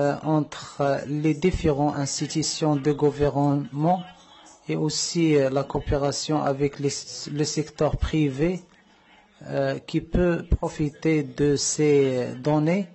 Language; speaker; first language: French; non-native, learner; Arabic